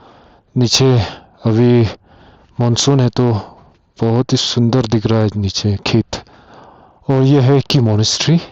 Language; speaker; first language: Hindi; non-native, local second language; Tibetan